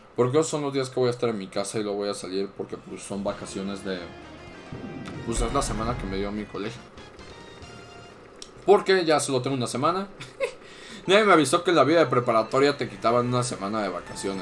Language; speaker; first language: Spanish; native; Spanish